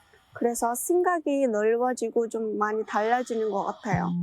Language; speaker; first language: Korean; non-native, fluent; Mongolian